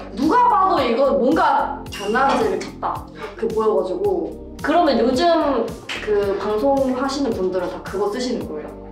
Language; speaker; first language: Korean; native; Korean